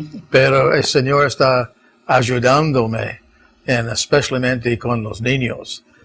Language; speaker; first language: Spanish; non-native, fluent; English